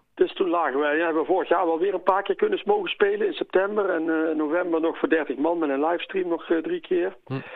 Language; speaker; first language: Dutch; native; Dutch